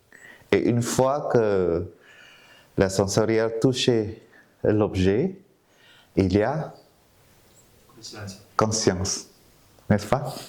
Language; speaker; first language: French; non-native, fluent; Vietnamese